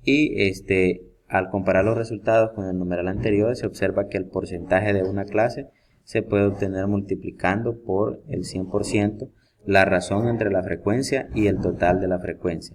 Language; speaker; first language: Spanish; native; Spanish